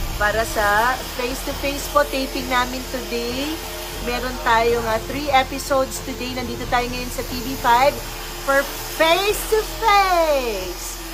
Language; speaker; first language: Filipino; non-native, local second language; Cebuano